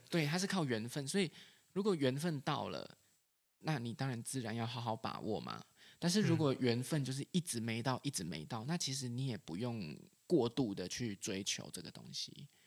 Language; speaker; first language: Chinese; native; Chinese